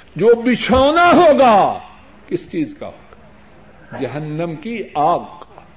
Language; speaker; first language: Urdu; non-native, local second language; Punjabi